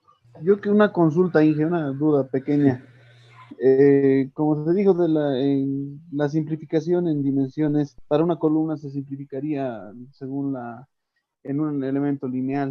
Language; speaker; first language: Spanish; native; Spanish